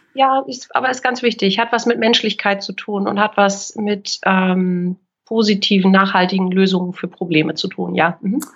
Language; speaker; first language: German; native; German